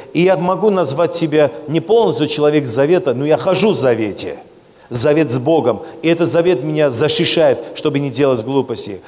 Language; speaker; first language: Russian; non-native, local second language; Armenian